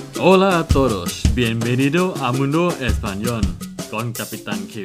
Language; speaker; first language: Spanish; non-native, fluent; Thai